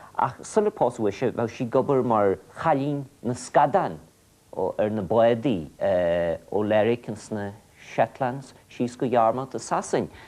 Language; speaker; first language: Irish; native; Irish